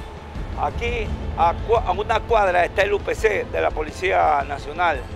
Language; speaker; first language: Spanish; native; Spanish